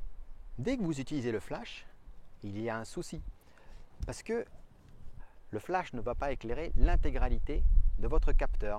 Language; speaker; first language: French; native; French